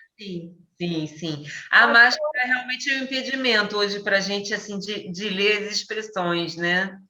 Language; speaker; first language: Portuguese; native; Portuguese